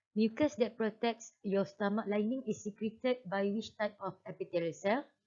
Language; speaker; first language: English; non-native, local second language; Malay